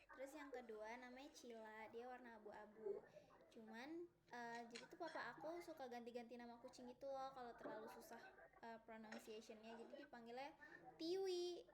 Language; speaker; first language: Indonesian; native; Indonesian